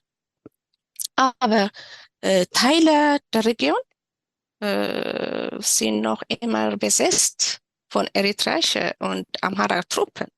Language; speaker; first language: German; non-native, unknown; Tigrinya